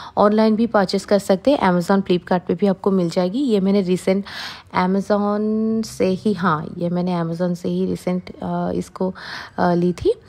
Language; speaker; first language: Hindi; non-native, local second language; Bangla